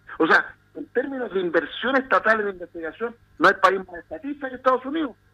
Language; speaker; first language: Spanish; native; Spanish